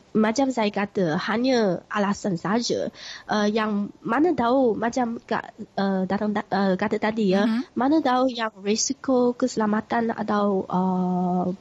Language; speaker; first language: Malay; non-native, learner; Chinese